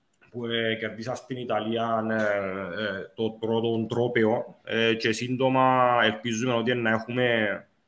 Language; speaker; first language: Greek; native; Greek